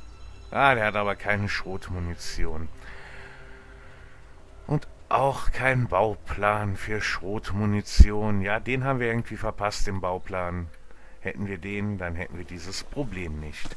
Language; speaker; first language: German; native; German